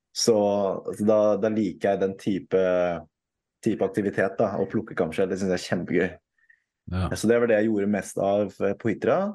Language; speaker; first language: Norwegian; early bilingual, other home language; Filipino